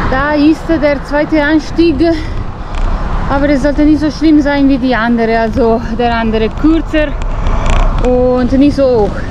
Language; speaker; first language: German; non-native, fluent; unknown